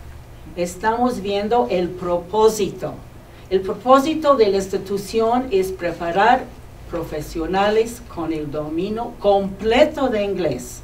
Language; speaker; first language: Spanish; non-native, fluent; English